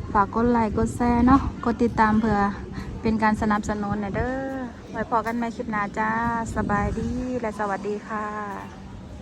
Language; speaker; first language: Thai; native; Thai